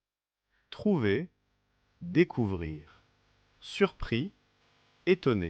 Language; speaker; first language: French; non-native, local second language; Malagasy